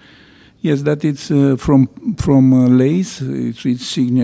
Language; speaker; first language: English; non-native, learner; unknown